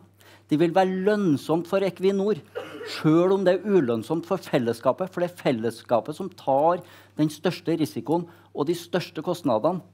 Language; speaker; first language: Norwegian; native; Norwegian